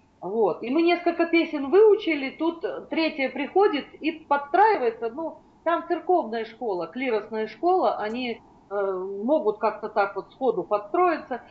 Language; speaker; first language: Russian; native; Russian